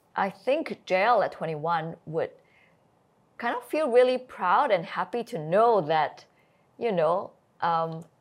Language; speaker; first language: English; native; English